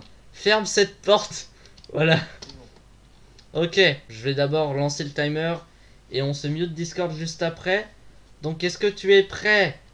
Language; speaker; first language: French; native; French